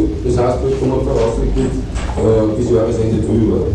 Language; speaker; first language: German; native; German